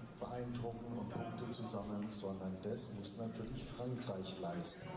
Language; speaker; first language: German; native; German